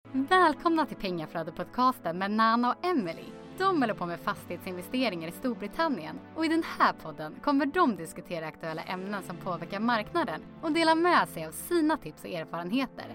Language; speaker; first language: Swedish; native; Swedish